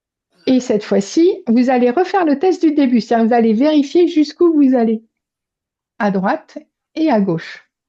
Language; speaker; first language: French; native; French